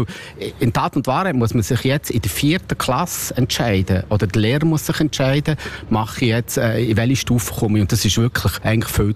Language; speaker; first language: German; native; German